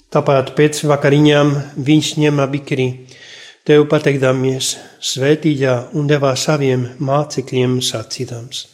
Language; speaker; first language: Latvian; non-native, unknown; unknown